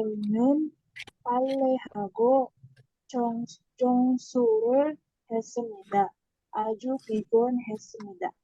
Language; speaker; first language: Korean; non-native, learner; Indonesian